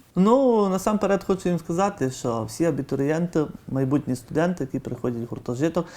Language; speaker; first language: Ukrainian; native; Ukrainian